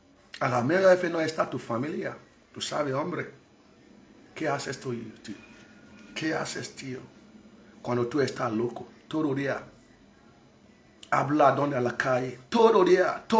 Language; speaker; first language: Spanish; non-native, learner; Bini